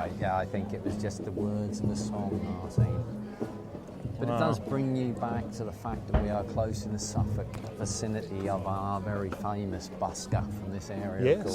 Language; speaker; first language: English; native; English